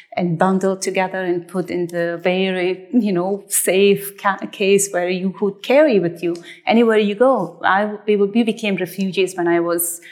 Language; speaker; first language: English; non-native, fluent; Persian